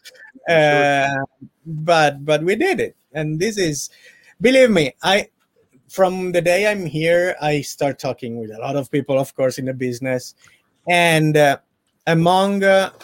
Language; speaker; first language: English; non-native, fluent; Italian